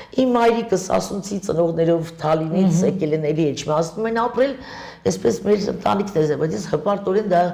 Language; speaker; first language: Armenian; native; Armenian